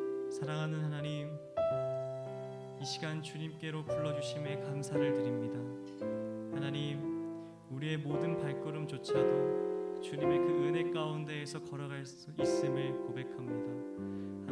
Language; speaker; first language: Korean; native; Korean